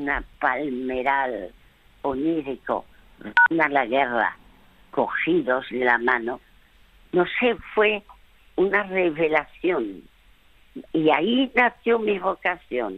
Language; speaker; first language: Spanish; early bilingual, other home language; French